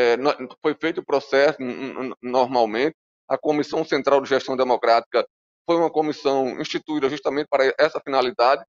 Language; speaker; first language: Portuguese; native; Portuguese